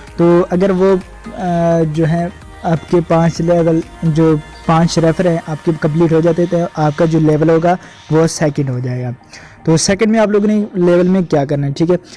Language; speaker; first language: Urdu; non-native, local second language; Punjabi